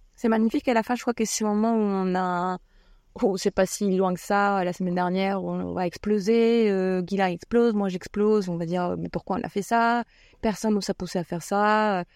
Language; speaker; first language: French; non-native, fluent; Spanish